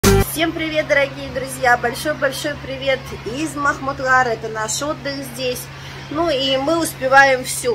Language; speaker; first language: Russian; native; Russian